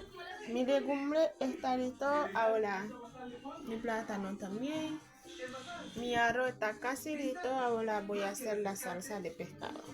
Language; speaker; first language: Spanish; non-native, fluent; Haitian Creole